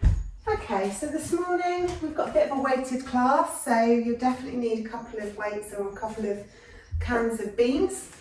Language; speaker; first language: English; native; English